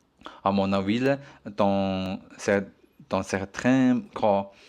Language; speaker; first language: French; non-native, learner; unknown